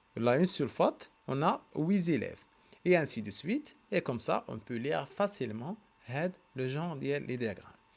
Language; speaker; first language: French; non-native, local second language; Arabic